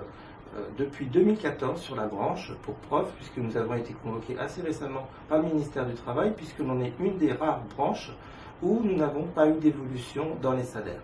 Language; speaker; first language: French; native; French